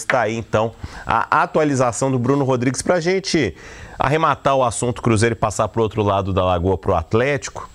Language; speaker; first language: Portuguese; native; Portuguese